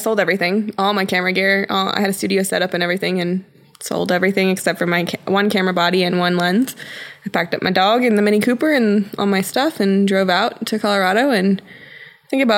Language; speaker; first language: English; native; English